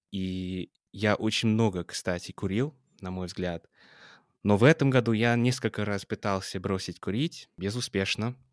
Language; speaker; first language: Russian; non-native, fluent; English